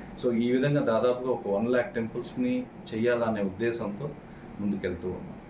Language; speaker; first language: Telugu; native; Telugu